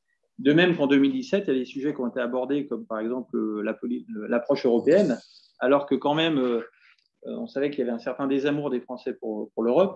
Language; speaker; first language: French; native; French